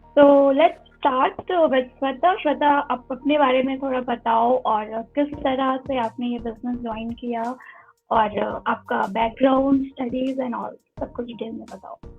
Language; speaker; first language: Hindi; native; Hindi